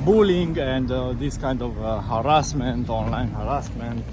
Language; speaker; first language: English; non-native, fluent; Romanian